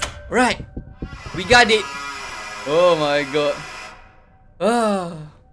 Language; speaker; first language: English; non-native, local second language; Malay